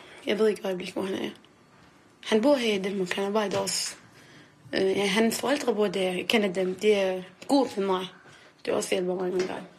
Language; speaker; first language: Danish; non-native, learner; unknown